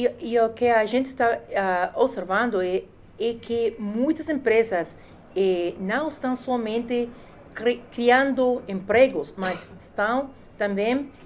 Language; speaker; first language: Portuguese; non-native, fluent; Spanish